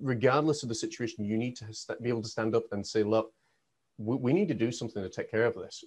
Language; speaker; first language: English; native; English